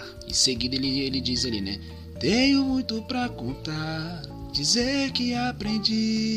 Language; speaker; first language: Portuguese; native; Portuguese